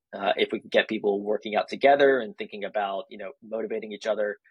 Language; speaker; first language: English; native; English